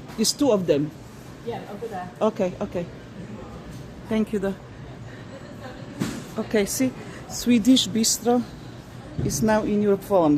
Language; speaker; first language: English; non-native, fluent; Polish